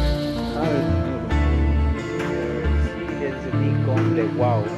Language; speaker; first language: French; non-native, fluent; Spanish